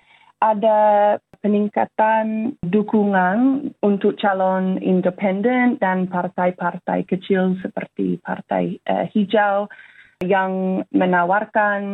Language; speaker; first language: Indonesian; non-native, fluent; English